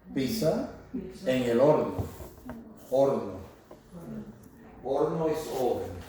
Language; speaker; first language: Spanish; non-native, learner; English